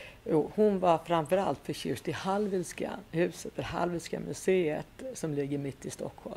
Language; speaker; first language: Swedish; native; Swedish